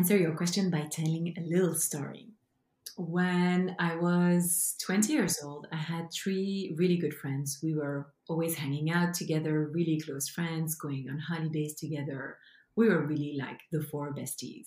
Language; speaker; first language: English; non-native, fluent; French